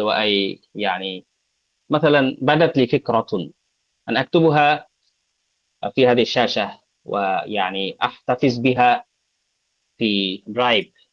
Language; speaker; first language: Arabic; non-native, fluent; Bangla